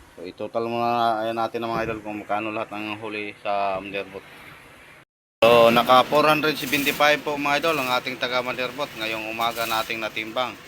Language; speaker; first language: Filipino; non-native, local second language; Cebuano